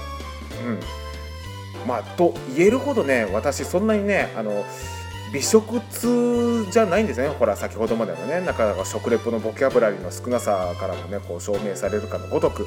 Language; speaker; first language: Japanese; native; Japanese